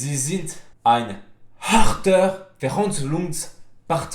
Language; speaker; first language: German; non-native, fluent; French